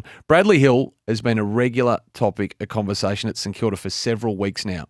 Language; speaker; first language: English; native; English